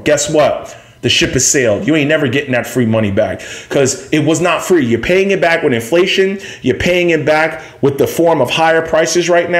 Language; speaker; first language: English; native; English